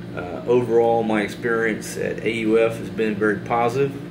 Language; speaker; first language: English; native; English